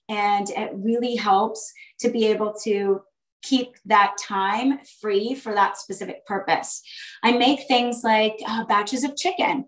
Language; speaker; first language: English; native; English